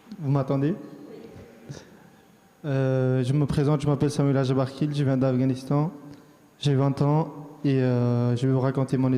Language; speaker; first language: French; early bilingual, other home language; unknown